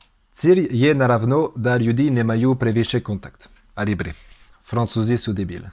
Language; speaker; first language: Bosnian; non-native, learner; French